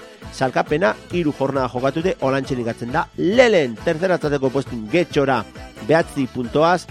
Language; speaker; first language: Basque; native; Basque